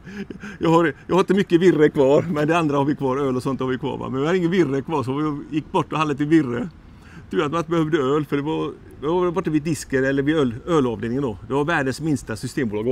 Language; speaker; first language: Swedish; native; Swedish